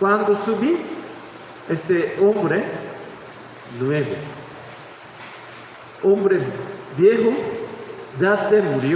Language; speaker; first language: Spanish; non-native, learner; Korean